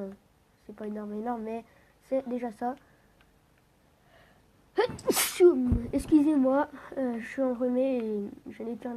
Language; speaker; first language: French; native; French